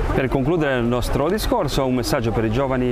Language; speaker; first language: Italian; non-native, fluent; Croatian